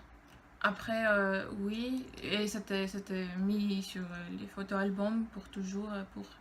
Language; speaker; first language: French; non-native, fluent; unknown